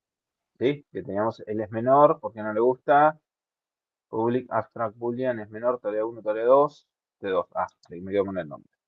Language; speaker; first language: Spanish; native; Spanish